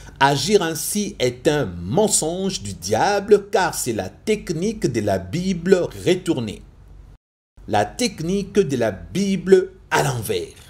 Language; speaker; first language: French; non-native, local second language; Lingala